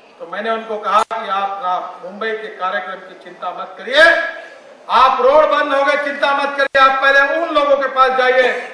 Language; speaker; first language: Hindi; non-native, local second language; Marathi